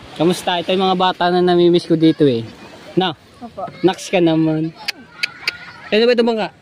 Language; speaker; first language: Filipino; native; Filipino